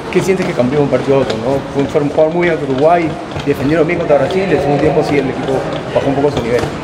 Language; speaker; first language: Spanish; native; Spanish